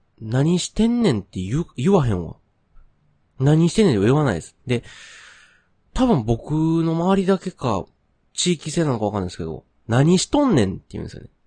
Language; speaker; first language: Japanese; native; Japanese